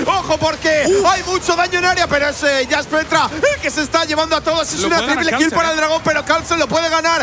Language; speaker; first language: Spanish; native; Spanish